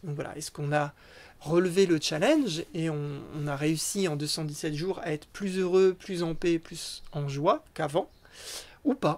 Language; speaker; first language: French; native; French